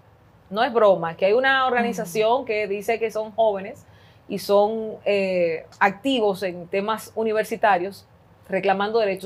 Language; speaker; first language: Spanish; native; Spanish